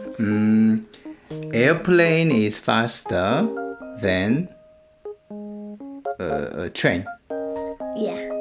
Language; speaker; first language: English; non-native, fluent; Korean